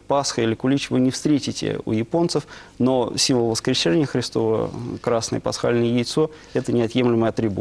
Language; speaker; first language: Russian; native; Russian